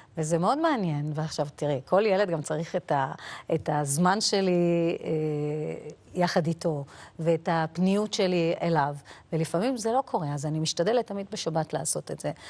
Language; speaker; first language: Hebrew; native; Hebrew